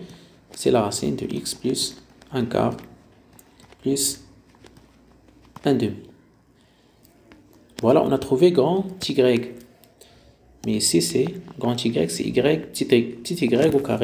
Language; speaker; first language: French; non-native, local second language; Arabic